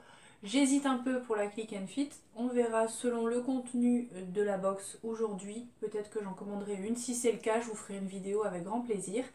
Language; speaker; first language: French; native; French